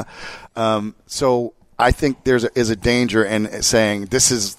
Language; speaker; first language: English; native; English